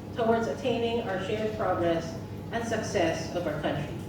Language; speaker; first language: English; non-native, local second language; Filipino